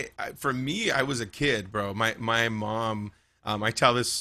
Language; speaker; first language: English; native; English